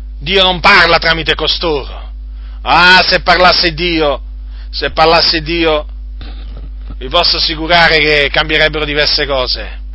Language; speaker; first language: Italian; native; Italian